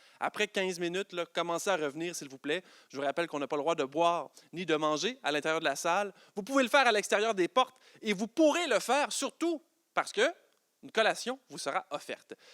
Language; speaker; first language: French; native; French